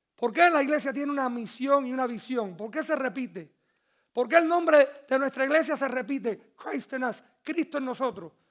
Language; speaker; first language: Spanish; early bilingual, heritage; Spanish